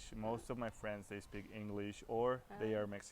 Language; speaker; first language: English; non-native, fluent; Spanish